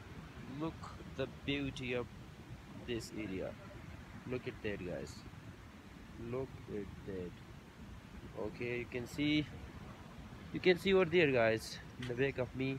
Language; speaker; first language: English; non-native, local second language; Urdu